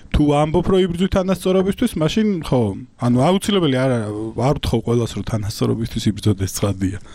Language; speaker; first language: Georgian; native; Georgian